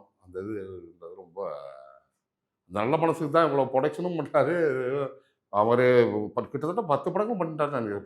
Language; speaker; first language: Tamil; native; Tamil